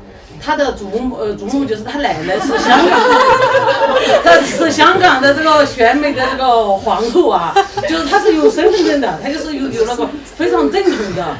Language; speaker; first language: Chinese; native; Chinese